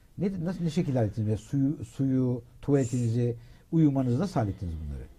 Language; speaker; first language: Turkish; early bilingual, heritage; Turkish